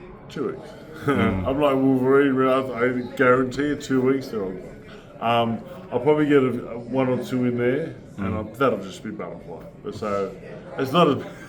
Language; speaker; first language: English; native; English